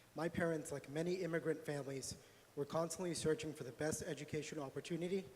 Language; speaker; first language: English; native; English